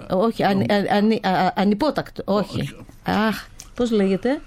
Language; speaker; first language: Greek; native; Greek